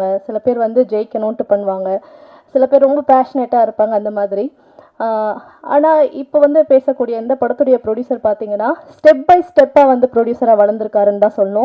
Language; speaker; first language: Tamil; native; Tamil